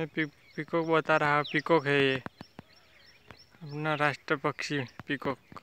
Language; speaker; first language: Hindi; non-native, local second language; Gujarati